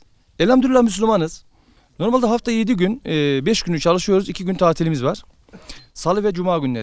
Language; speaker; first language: Turkish; native; Turkish